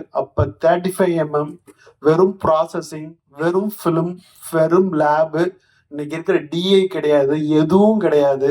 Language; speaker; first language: Tamil; native; Tamil